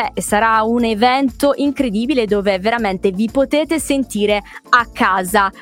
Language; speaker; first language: Italian; native; Italian